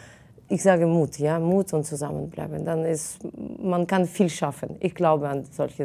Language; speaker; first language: German; non-native, fluent; Russian